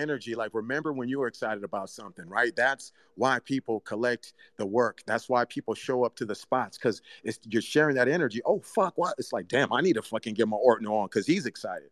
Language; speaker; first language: English; early bilingual, other home language; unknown